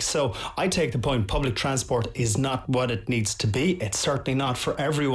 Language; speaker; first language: English; native; English